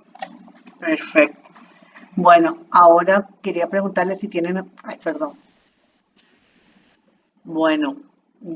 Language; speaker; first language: Spanish; native; Spanish